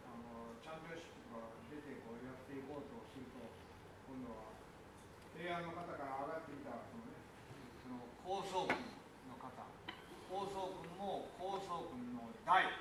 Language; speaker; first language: Japanese; native; Japanese